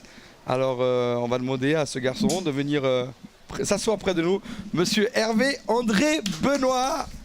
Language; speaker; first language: French; native; French